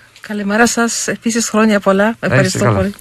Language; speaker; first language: Greek; non-native, fluent; Ukrainian